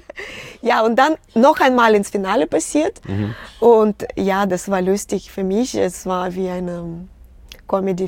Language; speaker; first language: German; non-native, learner; Russian